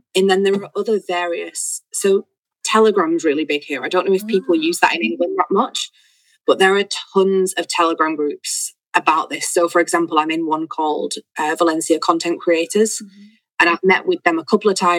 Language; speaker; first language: English; native; English